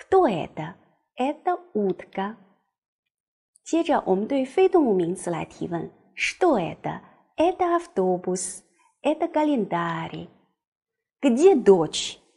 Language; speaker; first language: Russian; non-native, fluent; Chinese